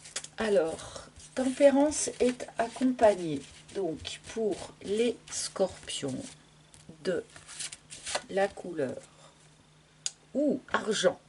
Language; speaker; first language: French; native; French